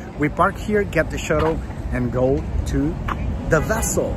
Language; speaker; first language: English; non-native, fluent; Portuguese